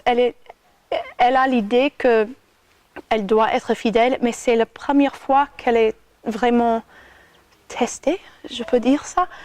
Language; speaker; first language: French; non-native, fluent; English